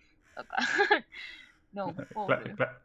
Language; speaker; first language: Japanese; non-native, learner; English